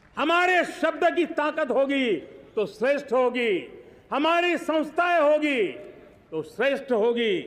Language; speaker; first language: Hindi; non-native, local second language; Gujarati